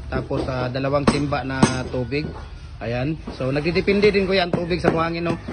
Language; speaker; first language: Filipino; non-native, local second language; Cebuano